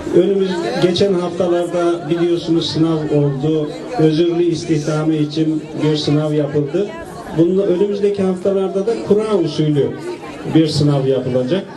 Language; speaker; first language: Turkish; native; Turkish